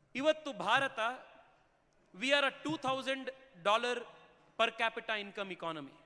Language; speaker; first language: Kannada; native; Kannada